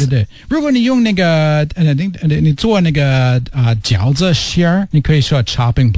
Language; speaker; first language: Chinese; non-native, fluent; English